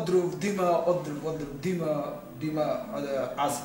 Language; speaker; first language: Arabic; non-native, learner; Bangla